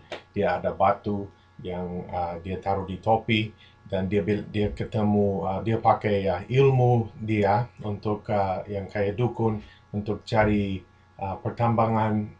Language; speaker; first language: Indonesian; non-native, fluent; English